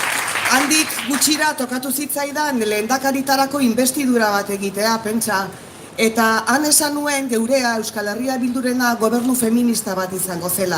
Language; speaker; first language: Basque; native; Basque